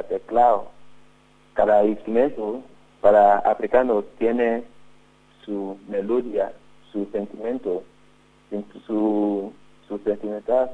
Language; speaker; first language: Spanish; non-native, learner; Yoruba